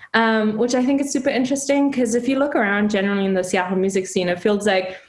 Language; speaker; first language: English; non-native, fluent; German